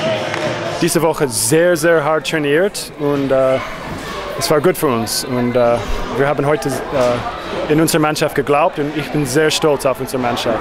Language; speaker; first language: German; non-native, learner; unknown